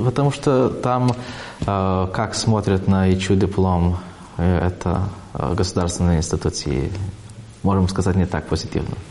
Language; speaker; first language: Russian; non-native, fluent; Lithuanian